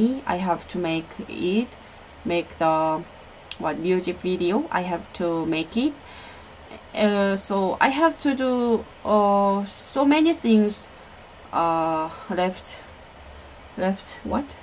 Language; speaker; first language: English; non-native, learner; Korean